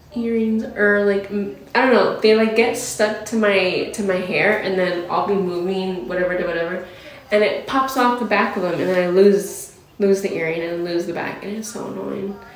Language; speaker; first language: English; native; English